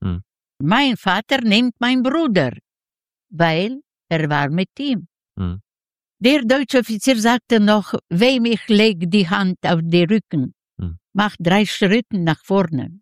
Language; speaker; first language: German; non-native, learner; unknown